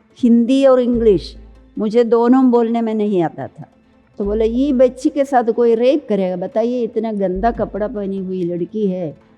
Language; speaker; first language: Hindi; non-native, local second language; Malayalam